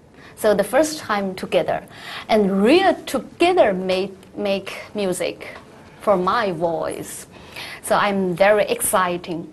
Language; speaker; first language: English; non-native, learner; Chinese